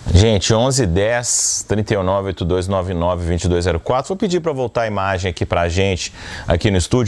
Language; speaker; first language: Portuguese; native; Portuguese